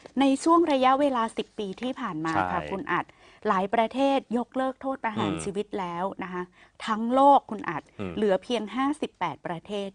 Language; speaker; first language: Thai; native; Thai